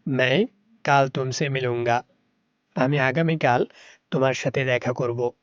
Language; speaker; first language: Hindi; non-native, learner; Bangla